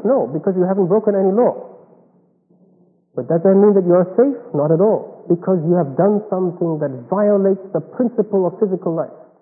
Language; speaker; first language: English; non-native, fluent; Chinese